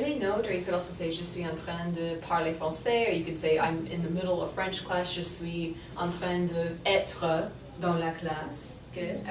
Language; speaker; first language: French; non-native, fluent; English